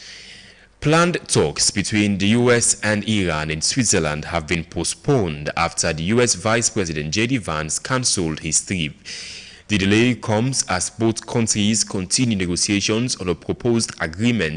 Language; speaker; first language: English; non-native, local second language; Krio